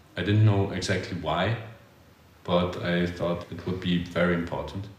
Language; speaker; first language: English; early bilingual, other home language; Polish